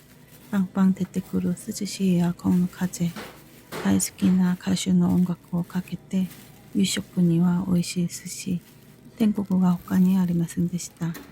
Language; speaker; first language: Japanese; non-native, fluent; Korean